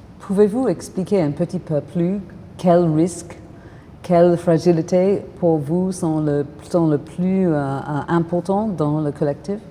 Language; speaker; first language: French; non-native, fluent; English